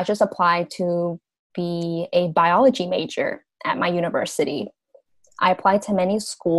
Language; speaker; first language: English; early bilingual, other home language; Vietnamese